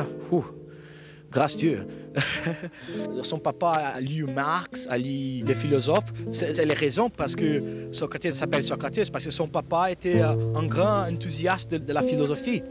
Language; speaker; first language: French; non-native, fluent; Portuguese